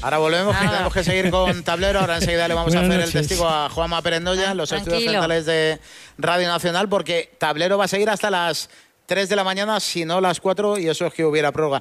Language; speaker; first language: Spanish; native; Spanish